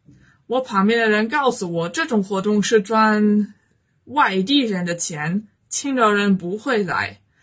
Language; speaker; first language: Chinese; non-native, fluent; German